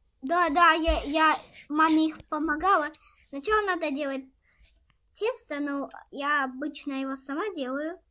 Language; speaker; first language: Russian; early bilingual, heritage; Russian